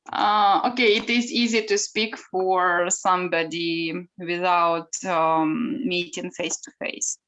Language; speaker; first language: English; non-native, learner; Ukrainian